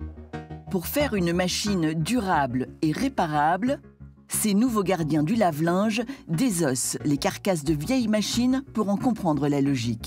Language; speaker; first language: French; native; French